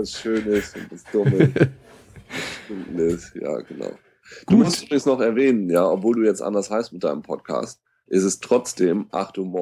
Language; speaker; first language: German; native; German